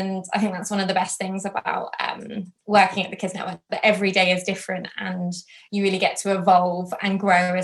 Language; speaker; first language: English; native; English